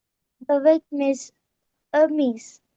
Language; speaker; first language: French; non-native, learner; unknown